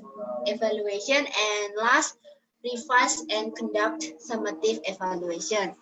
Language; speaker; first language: English; non-native, learner; Indonesian